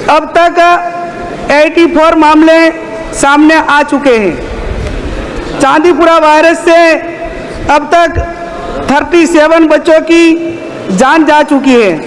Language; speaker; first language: Hindi; non-native, local second language; Gujarati